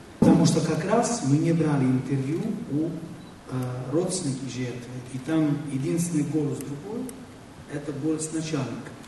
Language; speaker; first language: Russian; non-native, fluent; Italian